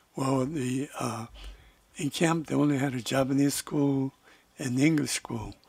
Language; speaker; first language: English; non-native, fluent; Spanish